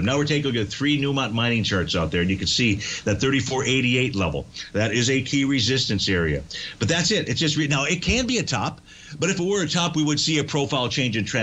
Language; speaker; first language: English; native; English